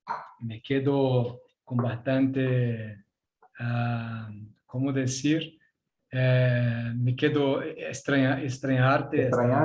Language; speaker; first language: Spanish; non-native, learner; Portuguese